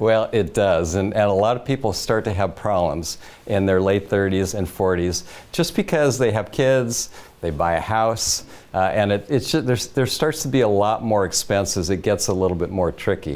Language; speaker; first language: English; native; English